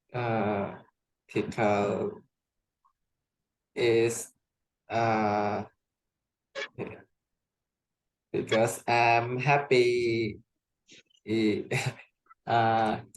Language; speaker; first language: English; non-native, learner; Vietnamese